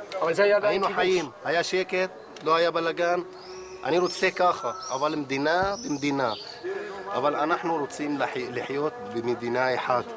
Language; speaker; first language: Hebrew; non-native, local second language; Arabic